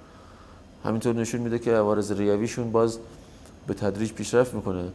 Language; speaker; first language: Persian; native; Persian